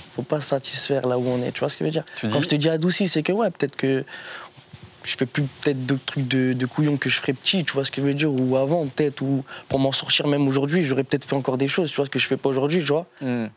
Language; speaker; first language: French; native; French